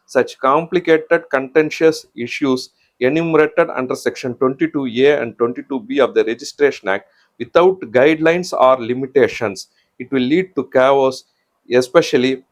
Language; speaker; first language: English; non-native, local second language; Tamil